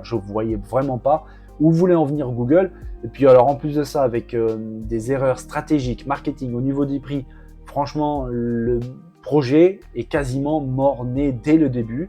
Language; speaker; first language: French; native; French